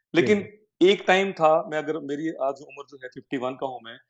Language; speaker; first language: Hindi; native; Hindi